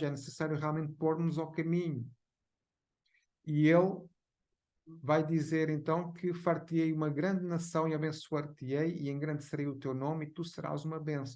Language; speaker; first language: Portuguese; native; Portuguese